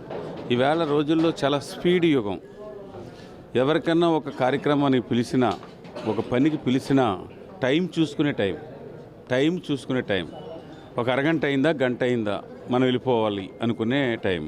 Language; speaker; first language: Telugu; native; Telugu